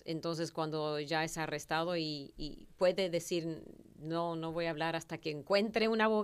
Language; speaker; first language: Spanish; native; Spanish